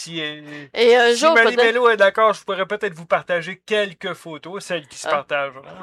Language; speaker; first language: French; native; French